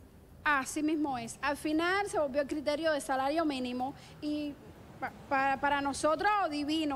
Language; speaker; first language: Spanish; native; Spanish